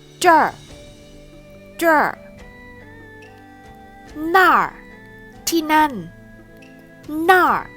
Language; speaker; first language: Chinese; non-native, fluent; Thai